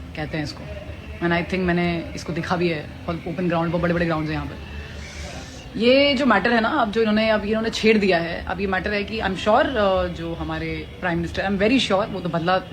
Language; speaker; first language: Hindi; native; Hindi